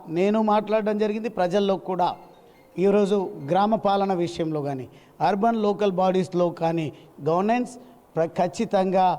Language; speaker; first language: Telugu; native; Telugu